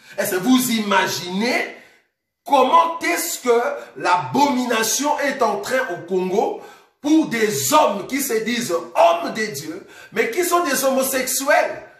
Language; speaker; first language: French; non-native, local second language; Lingala